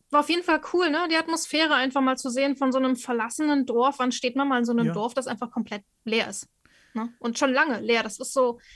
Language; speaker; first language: German; native; German